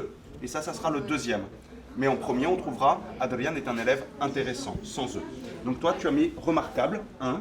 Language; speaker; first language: French; native; French